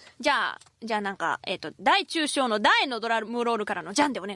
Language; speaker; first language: Japanese; native; Japanese